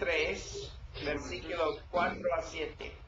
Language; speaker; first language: Spanish; non-native, learner; English